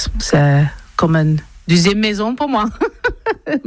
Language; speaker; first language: French; non-native, learner; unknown